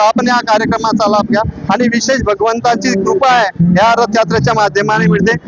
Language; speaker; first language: Marathi; non-native, local second language; Hindi